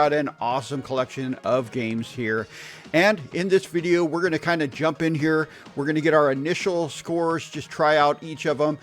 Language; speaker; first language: English; native; English